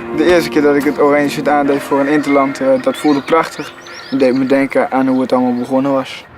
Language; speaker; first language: Dutch; native; Dutch